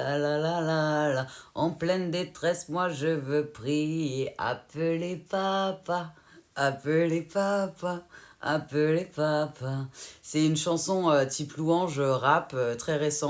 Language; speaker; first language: French; native; French